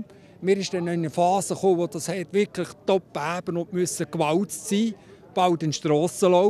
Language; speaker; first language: German; native; German